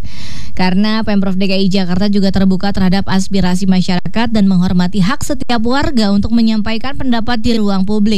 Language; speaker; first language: Indonesian; native; Indonesian